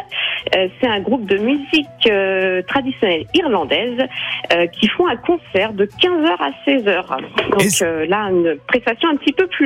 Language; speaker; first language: French; native; French